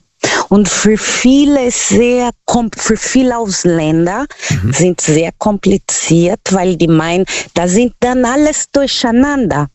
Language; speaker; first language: German; non-native, learner; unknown